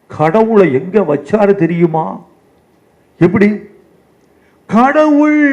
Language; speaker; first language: Tamil; native; Tamil